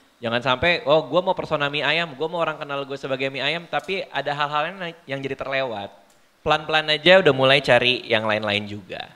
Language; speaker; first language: Indonesian; native; Indonesian